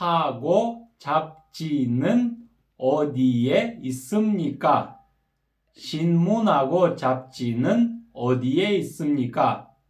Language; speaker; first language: Korean; non-native, fluent; Kyrgyz